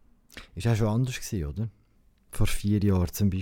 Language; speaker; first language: German; native; German